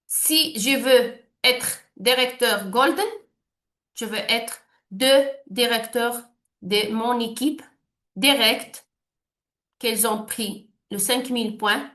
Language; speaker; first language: French; non-native, learner; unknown